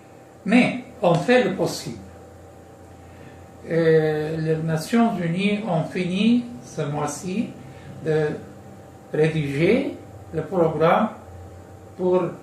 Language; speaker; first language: French; non-native, local second language; Arabic